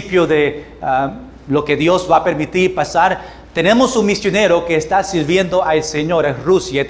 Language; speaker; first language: Spanish; non-native, fluent; English